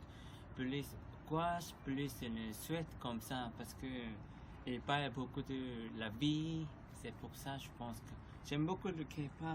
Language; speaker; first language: French; non-native, learner; Korean